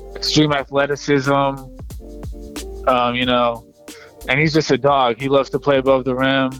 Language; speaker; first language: English; native; English